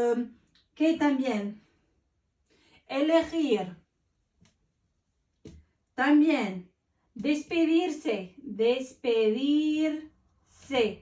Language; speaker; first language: Spanish; non-native, fluent; Arabic